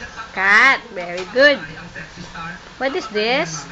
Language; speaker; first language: English; non-native, local second language; Filipino